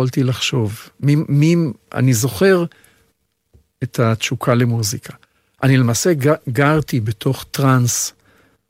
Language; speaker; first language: Hebrew; native; Hebrew